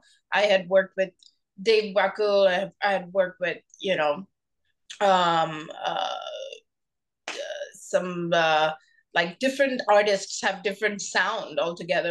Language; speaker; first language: English; non-native, local second language; Bangla